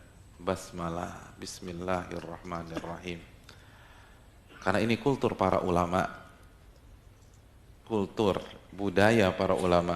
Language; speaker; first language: Indonesian; native; Indonesian